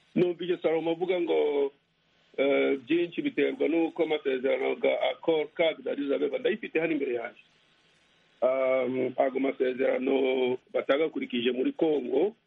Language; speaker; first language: Kinyarwanda; native; Kinyarwanda